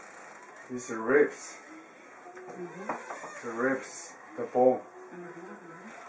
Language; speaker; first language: English; non-native, learner; Chinese